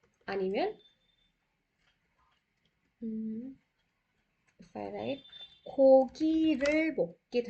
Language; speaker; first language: Korean; non-native, fluent; Hindi